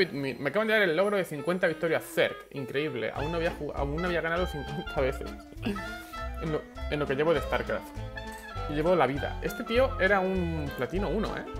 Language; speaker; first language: Spanish; native; Spanish